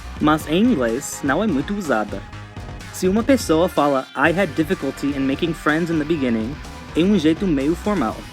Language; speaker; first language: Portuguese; non-native, fluent; English